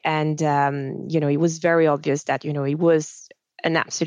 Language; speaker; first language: English; non-native, fluent; French